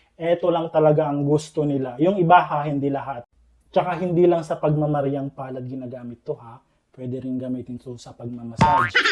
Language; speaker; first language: Filipino; non-native, local second language; Iloko